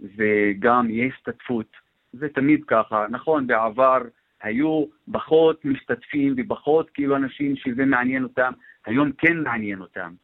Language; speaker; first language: Hebrew; non-native, local second language; Arabic